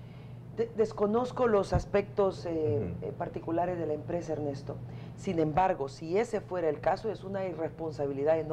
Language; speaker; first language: Spanish; native; Spanish